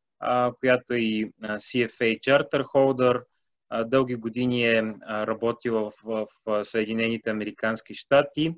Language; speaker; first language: Bulgarian; native; Bulgarian